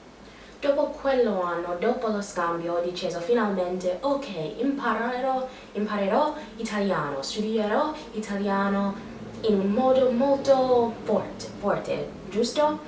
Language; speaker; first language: Italian; non-native, learner; English